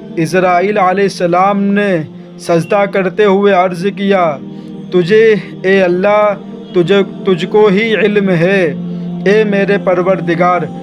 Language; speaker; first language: Urdu; native; Urdu